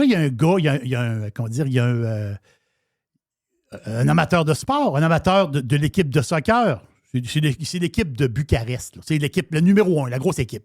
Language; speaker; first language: French; native; French